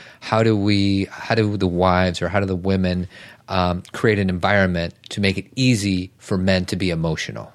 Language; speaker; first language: English; native; English